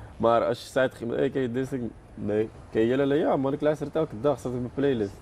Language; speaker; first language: Dutch; early bilingual, other home language; Arabic